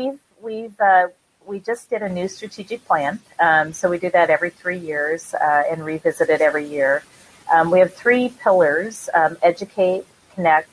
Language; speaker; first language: English; native; English